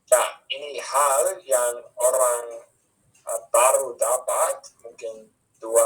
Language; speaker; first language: Indonesian; non-native, fluent; English